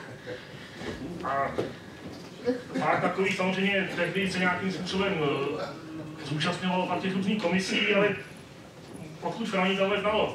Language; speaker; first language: Czech; native; Czech